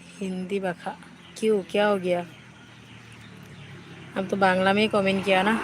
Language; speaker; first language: Hindi; non-native, local second language; Bangla